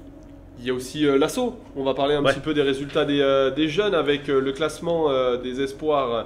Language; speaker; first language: French; native; French